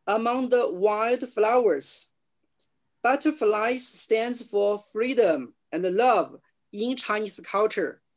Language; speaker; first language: English; non-native, learner; Chinese